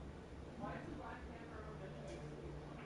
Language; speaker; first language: English; native; English